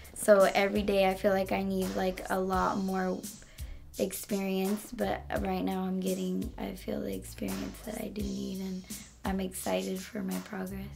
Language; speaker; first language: English; early bilingual, other home language; Spanish